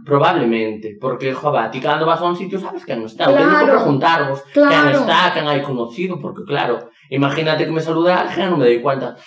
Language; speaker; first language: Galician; non-native, local second language; Spanish